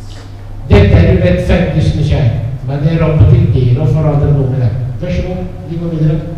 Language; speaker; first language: Norwegian; non-native, fluent; Italian